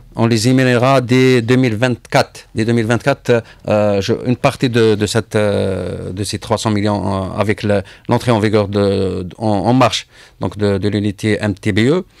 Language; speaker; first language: French; non-native, local second language; Arabic